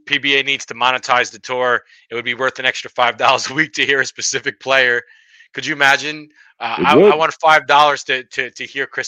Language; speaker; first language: English; native; English